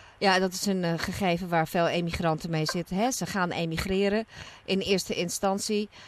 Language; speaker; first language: Dutch; native; Dutch